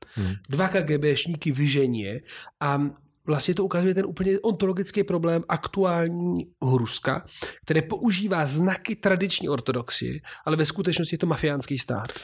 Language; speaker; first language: Czech; non-native, fluent; Italian